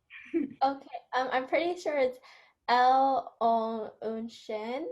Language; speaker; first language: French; non-native, learner; English